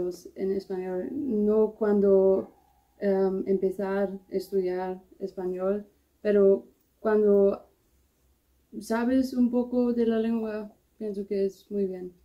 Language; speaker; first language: Spanish; non-native, learner; German